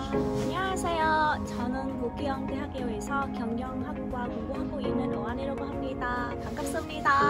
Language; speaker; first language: Korean; non-native, fluent; Vietnamese